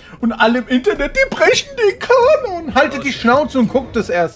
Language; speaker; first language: German; native; German